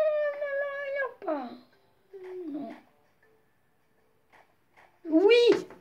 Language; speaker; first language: French; native; French